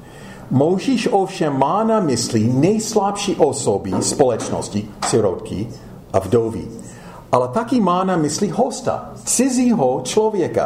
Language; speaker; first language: Czech; non-native, fluent; English